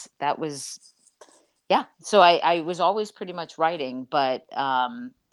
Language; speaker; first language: English; native; English